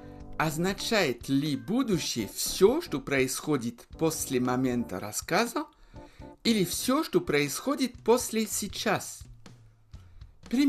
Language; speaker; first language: Russian; non-native, fluent; French